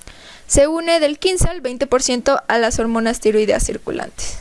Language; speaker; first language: Spanish; native; Spanish